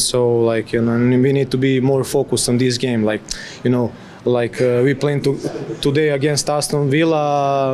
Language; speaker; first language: English; non-native, fluent; Polish